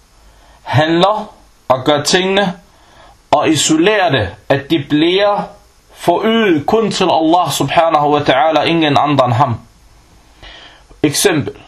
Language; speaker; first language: Danish; early bilingual, other home language; Arabic